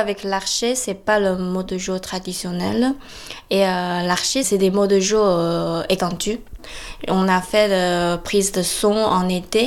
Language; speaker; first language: French; non-native, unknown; Chinese